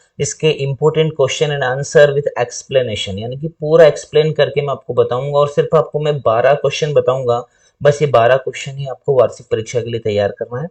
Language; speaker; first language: Hindi; native; Hindi